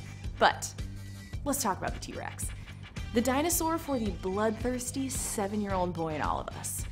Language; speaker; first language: English; native; English